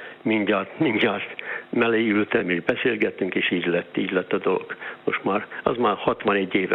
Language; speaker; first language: Hungarian; early bilingual, heritage; Hungarian